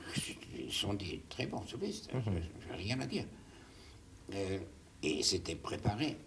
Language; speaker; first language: French; non-native, fluent; German